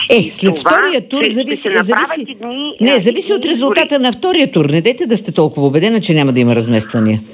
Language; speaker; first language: Bulgarian; native; Bulgarian